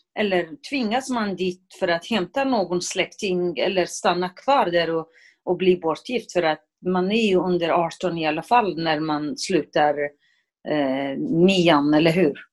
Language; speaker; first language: Swedish; non-native, fluent; Kurdish